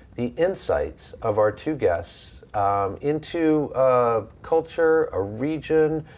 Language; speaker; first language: English; native; English